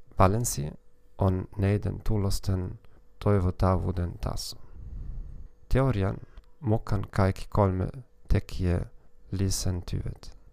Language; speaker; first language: Finnish; non-native, learner; German